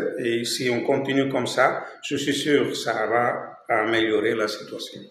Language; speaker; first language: French; non-native, fluent; Spanish